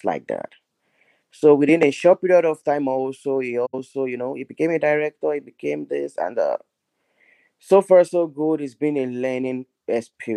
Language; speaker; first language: English; non-native, local second language; Yoruba